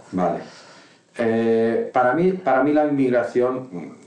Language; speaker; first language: Spanish; non-native, fluent; Arabic